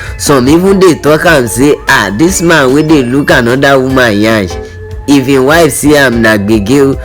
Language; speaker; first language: Nigerian Pidgin; non-native, local second language; Yoruba